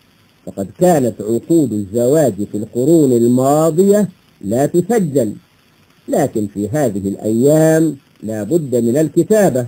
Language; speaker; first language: Arabic; native; Arabic